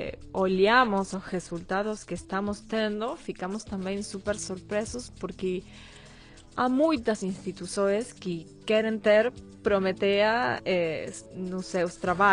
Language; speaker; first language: Portuguese; non-native, fluent; Spanish